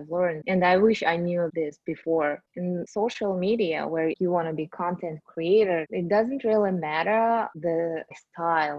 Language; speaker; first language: English; non-native, fluent; Russian